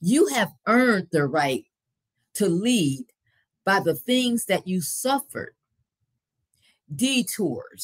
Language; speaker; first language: English; native; English